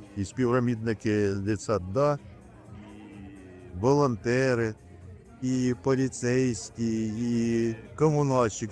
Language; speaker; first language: Ukrainian; non-native, local second language; Russian